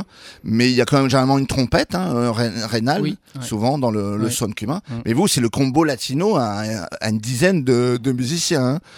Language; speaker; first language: French; native; French